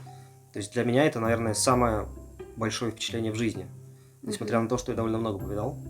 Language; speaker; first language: Russian; native; Russian